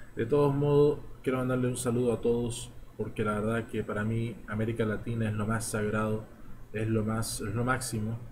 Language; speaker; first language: Spanish; early bilingual, heritage; Spanish